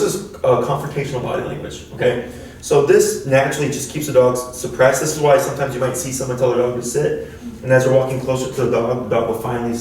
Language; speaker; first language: English; native; English